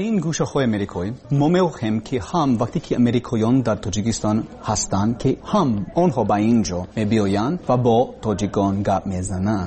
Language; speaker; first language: Persian; non-native, learner; English